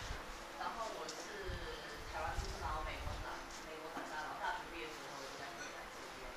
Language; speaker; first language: Chinese; early bilingual, heritage; Chinese